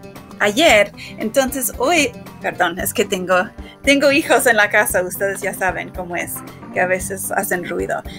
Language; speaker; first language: Spanish; non-native, fluent; English